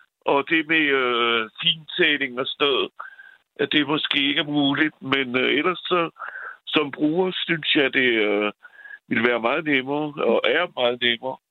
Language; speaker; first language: Danish; non-native, fluent; French